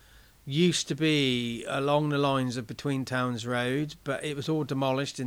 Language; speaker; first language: English; native; English